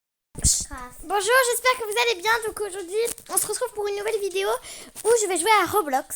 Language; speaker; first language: French; native; French